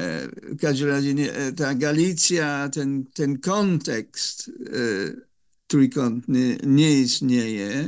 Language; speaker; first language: Polish; non-native, fluent; English